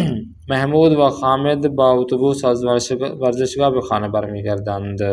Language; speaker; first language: Persian; non-native, fluent; Urdu